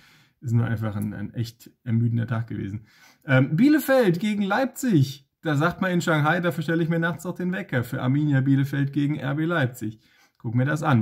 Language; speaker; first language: German; native; German